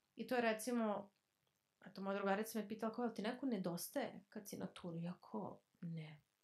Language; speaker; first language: Croatian; early bilingual, heritage; Serbian